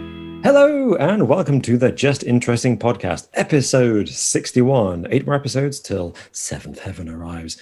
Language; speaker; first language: English; native; English